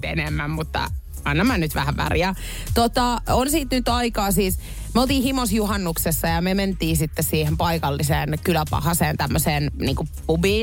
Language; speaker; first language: Finnish; native; Finnish